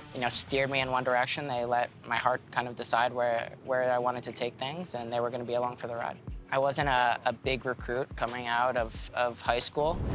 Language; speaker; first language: English; native; English